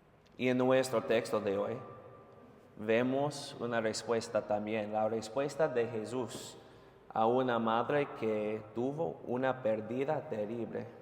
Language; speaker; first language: Spanish; non-native, fluent; English